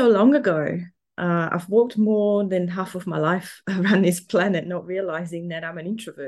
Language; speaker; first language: English; non-native, fluent; German